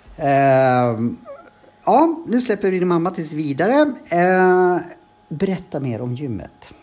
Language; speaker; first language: Swedish; native; Swedish